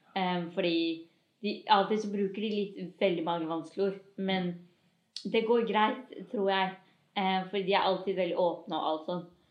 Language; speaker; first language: Norwegian; early bilingual, other home language; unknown